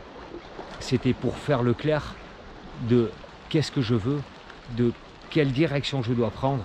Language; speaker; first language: French; native; French